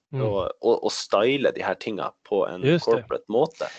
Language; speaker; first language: Swedish; non-native, fluent; Norwegian